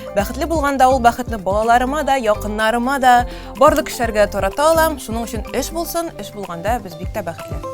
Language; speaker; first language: Tatar; native; Tatar